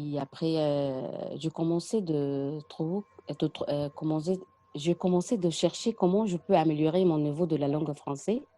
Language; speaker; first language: French; non-native, learner; Arabic